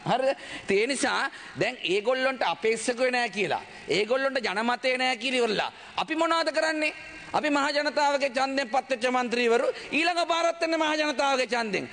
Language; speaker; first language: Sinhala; native; Sinhala